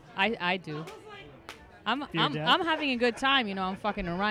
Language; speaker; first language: English; non-native, fluent; Hebrew